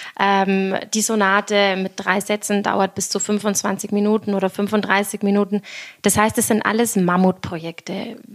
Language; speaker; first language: German; native; German